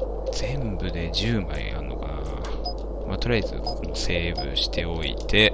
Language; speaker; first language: Japanese; native; Japanese